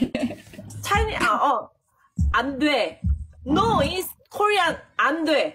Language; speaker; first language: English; non-native, learner; Korean